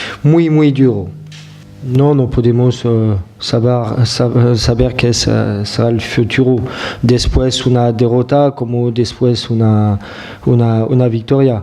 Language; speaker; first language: Spanish; non-native, fluent; French